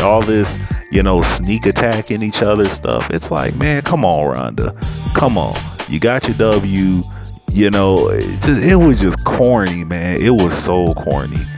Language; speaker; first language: English; native; English